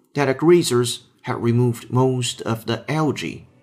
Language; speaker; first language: English; non-native, fluent; Chinese